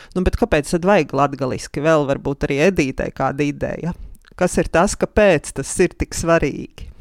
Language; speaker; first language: Latvian; native; Latvian